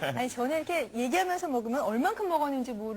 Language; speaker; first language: Korean; native; Korean